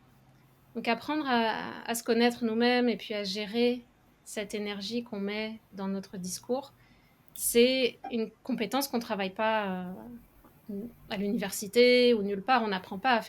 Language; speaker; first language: French; native; French